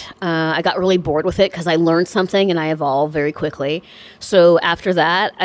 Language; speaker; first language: English; native; English